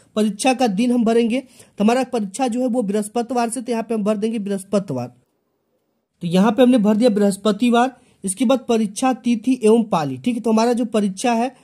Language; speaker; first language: Hindi; native; Hindi